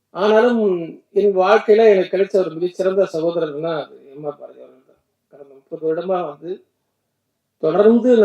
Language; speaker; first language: Tamil; native; Tamil